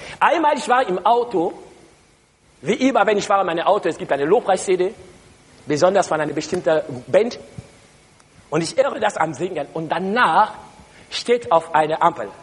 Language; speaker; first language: German; non-native, learner; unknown